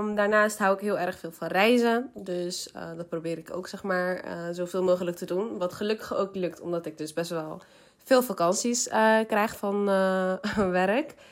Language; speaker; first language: Dutch; early bilingual, other home language; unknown